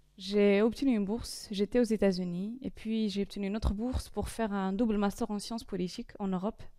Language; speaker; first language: French; non-native, local second language; Arabic